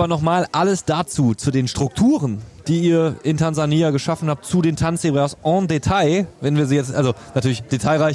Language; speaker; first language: German; native; German